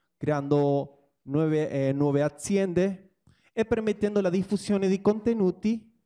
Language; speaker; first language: Italian; non-native, fluent; Spanish